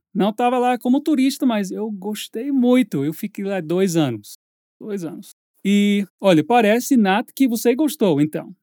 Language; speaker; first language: Portuguese; non-native, fluent; English